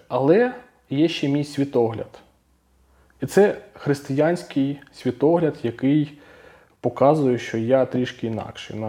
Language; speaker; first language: Ukrainian; non-native, local second language; Russian